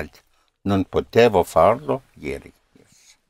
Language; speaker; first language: Italian; non-native, fluent; English